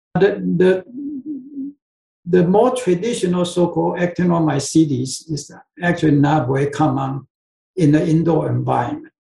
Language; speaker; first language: English; non-native, fluent; Chinese